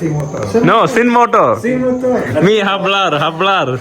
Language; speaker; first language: Spanish; non-native, learner; Malayalam